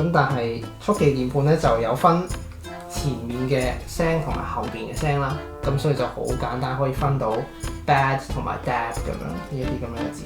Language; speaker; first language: Cantonese; native; Cantonese